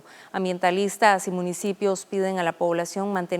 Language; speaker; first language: Spanish; native; Spanish